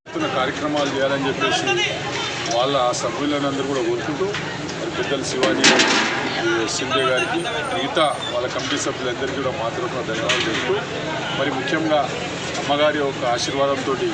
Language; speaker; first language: Telugu; native; Telugu